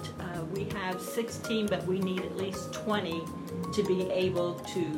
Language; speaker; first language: English; native; English